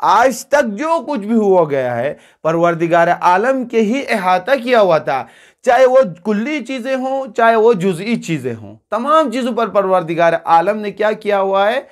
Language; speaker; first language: Urdu; non-native, local second language; Balti